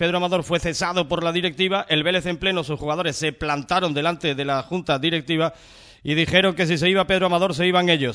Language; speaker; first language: Spanish; native; Spanish